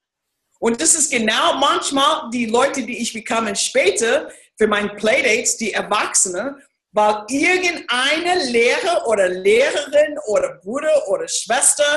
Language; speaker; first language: German; non-native, fluent; English